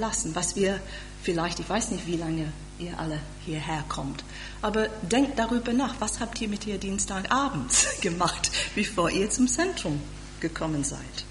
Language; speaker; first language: German; non-native, fluent; English